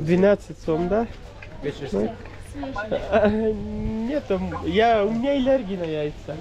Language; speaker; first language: Russian; non-native, learner; Urdu